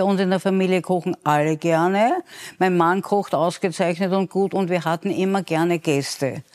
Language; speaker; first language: German; native; German